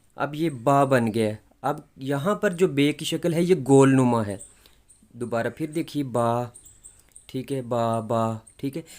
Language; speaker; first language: Urdu; non-native, local second language; Punjabi